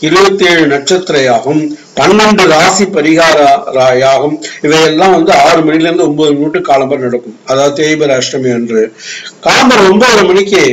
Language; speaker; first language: Tamil; native; Tamil